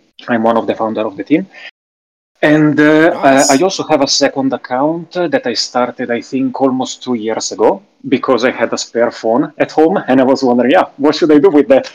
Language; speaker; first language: English; non-native, fluent; Italian